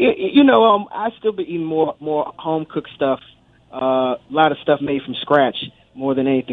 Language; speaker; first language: English; native; English